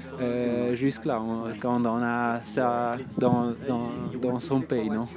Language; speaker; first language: French; non-native, local second language; German